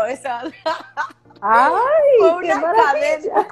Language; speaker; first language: Spanish; native; Spanish